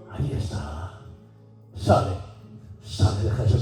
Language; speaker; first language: Spanish; native; Spanish